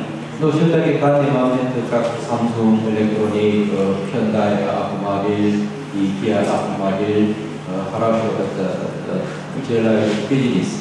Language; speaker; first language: Russian; non-native, learner; Korean